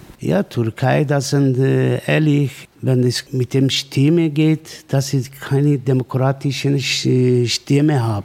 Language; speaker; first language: German; non-native, learner; Kurdish